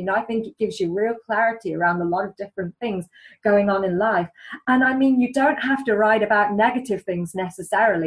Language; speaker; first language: English; native; English